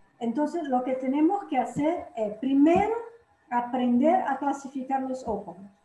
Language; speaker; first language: Spanish; non-native, fluent; Portuguese